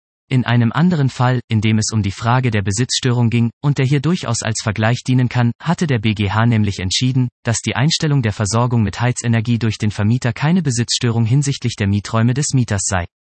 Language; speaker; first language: German; native; German